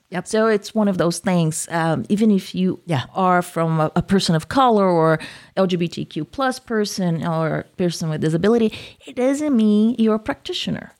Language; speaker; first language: English; non-native, fluent; Portuguese